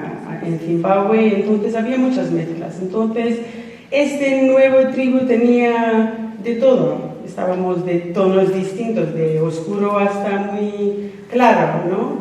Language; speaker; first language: Spanish; non-native, fluent; English